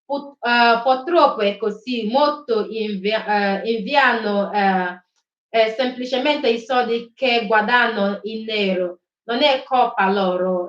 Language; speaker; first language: Italian; non-native, learner; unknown